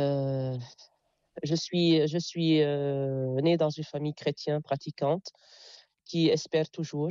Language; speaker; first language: French; non-native, local second language; Arabic